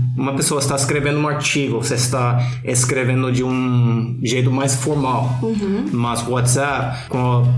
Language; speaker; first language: Portuguese; non-native, fluent; English